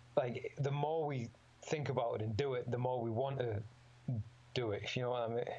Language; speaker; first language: English; native; English